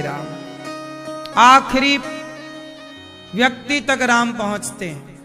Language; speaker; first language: Hindi; native; Hindi